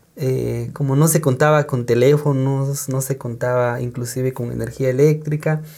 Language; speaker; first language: Spanish; non-native, local second language; Kaqchikel